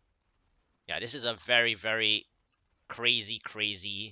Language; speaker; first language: English; native; English